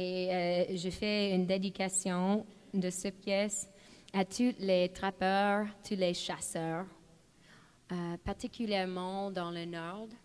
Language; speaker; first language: French; non-native, fluent; English